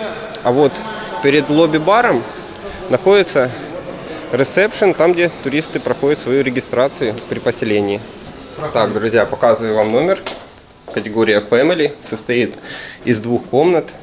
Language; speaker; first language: Russian; native; Russian